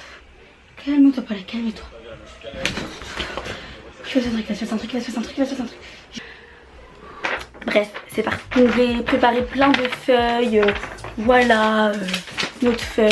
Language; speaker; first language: French; native; French